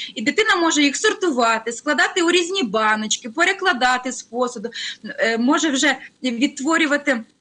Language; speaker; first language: Ukrainian; native; Ukrainian